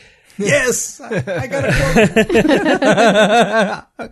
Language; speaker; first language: English; native; English